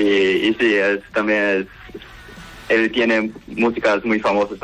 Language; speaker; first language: Spanish; non-native, learner; Portuguese